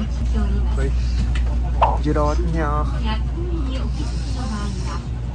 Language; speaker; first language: Indonesian; non-native, fluent; Japanese